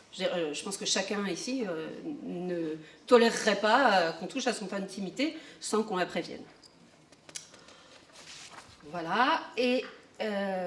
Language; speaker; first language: French; native; French